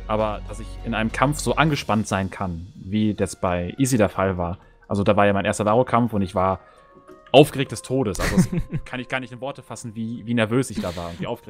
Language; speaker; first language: German; native; German